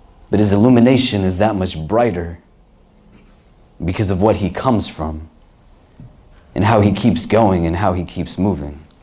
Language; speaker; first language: English; native; English